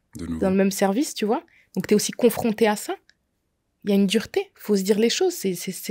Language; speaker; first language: French; native; French